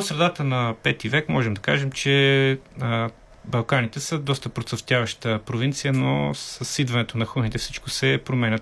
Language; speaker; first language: Bulgarian; native; Bulgarian